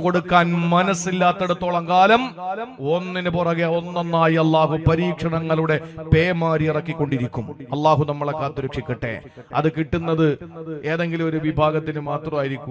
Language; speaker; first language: Malayalam; native; Malayalam